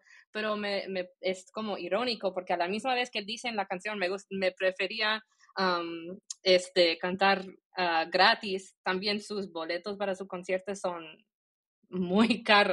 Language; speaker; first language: Spanish; early bilingual, heritage; Spanish